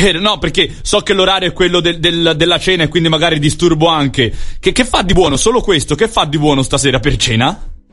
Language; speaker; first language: Italian; native; Italian